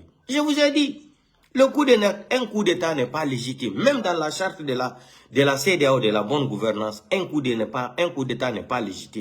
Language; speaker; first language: French; non-native, local second language; Fula